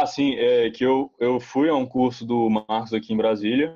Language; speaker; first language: Spanish; non-native, learner; Portuguese